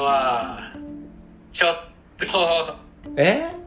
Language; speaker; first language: Japanese; non-native, learner; Bangla